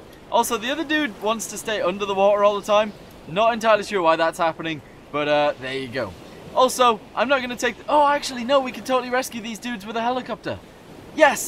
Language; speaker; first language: English; native; English